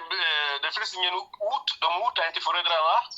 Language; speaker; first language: Swedish; non-native, learner; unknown